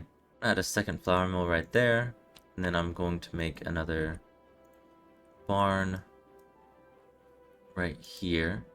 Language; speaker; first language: English; native; English